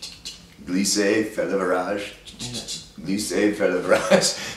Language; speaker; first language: French; non-native, learner; English